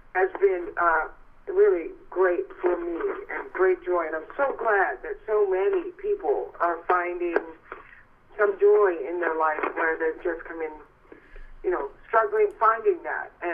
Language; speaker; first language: English; native; English